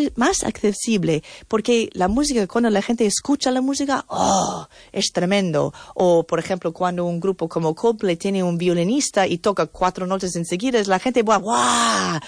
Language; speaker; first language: Spanish; non-native, fluent; English